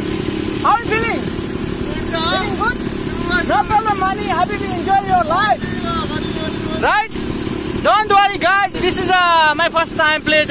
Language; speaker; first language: English; non-native, learner; Nepali